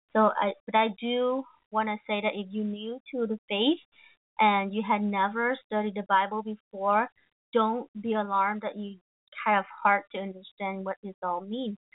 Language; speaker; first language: English; non-native, fluent; Vietnamese